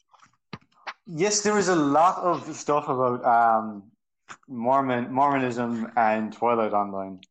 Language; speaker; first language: English; native; English